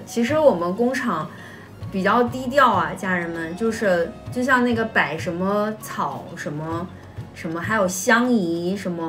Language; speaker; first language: Chinese; native; Chinese